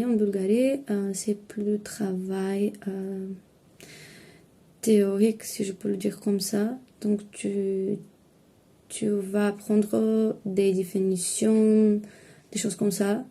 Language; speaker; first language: French; non-native, fluent; Bulgarian